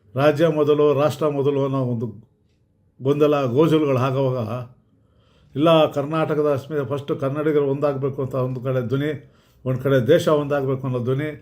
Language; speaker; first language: Kannada; native; Kannada